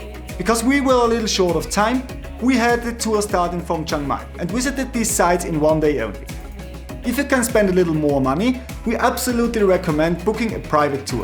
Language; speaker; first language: English; non-native, fluent; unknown